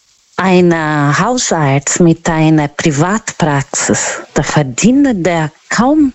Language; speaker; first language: German; non-native, fluent; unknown